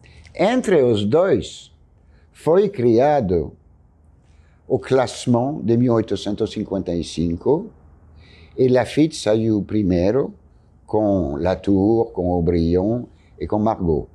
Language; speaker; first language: Portuguese; non-native, fluent; French